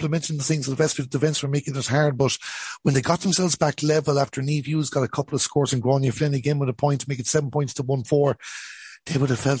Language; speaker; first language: English; native; English